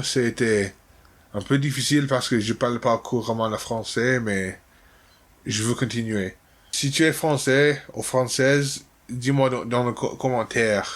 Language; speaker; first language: French; non-native, learner; English